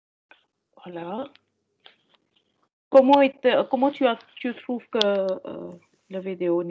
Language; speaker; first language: French; non-native, fluent; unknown